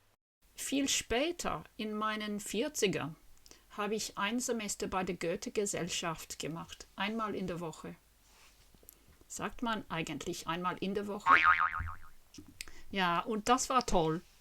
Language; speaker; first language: German; non-native, fluent; English